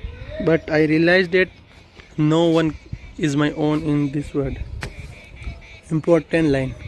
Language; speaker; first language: English; non-native, learner; Hindi